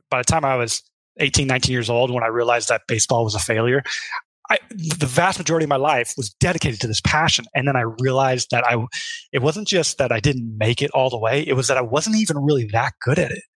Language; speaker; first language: English; native; English